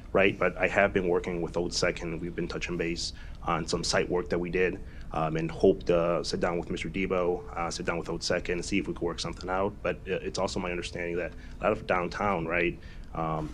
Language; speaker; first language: English; native; English